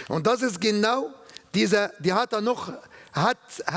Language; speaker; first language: German; non-native, learner; Arabic